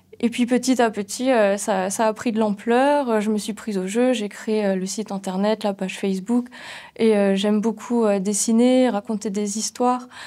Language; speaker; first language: French; non-native, local second language; Swiss German